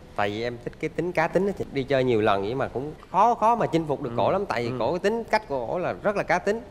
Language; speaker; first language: Vietnamese; native; Vietnamese